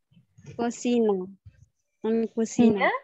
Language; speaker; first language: Spanish; non-native, learner; Indonesian